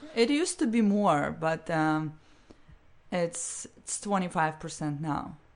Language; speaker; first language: English; non-native, fluent; Russian